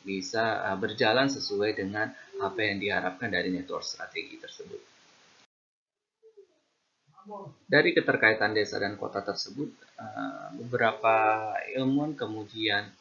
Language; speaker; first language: Indonesian; native; Indonesian